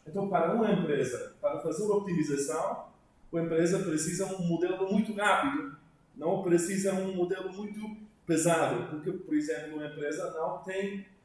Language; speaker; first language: Portuguese; non-native, learner; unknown